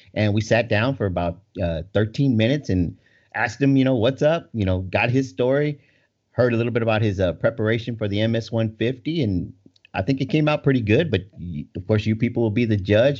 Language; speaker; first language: English; native; English